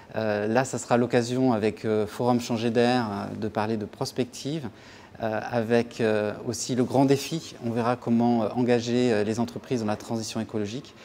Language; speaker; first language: French; native; French